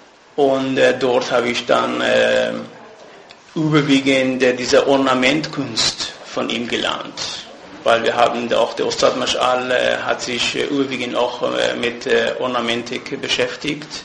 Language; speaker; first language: German; non-native, fluent; Persian